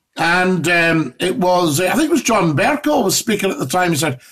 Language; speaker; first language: English; native; English